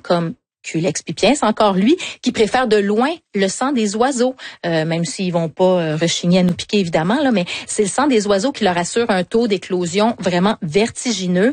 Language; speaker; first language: French; native; French